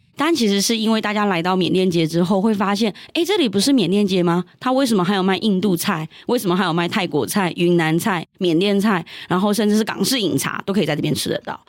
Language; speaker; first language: Chinese; early bilingual, heritage; Chinese